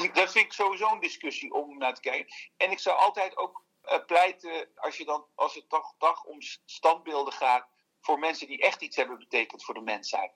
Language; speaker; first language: Dutch; early bilingual, other home language; Turkish